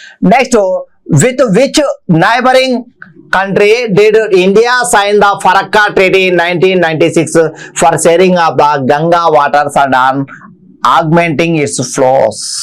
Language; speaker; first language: English; non-native, local second language; Telugu